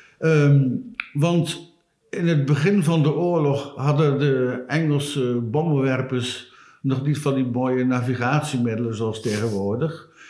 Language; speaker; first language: Dutch; native; Dutch